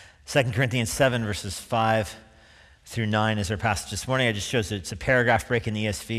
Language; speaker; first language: English; native; English